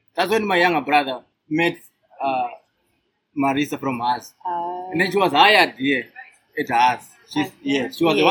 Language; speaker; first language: English; non-native, local second language; Shona